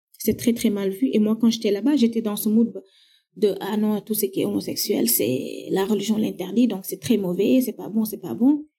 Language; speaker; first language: French; non-native, local second language; Wolof